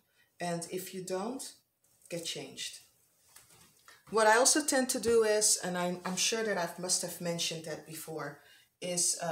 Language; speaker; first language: English; non-native, fluent; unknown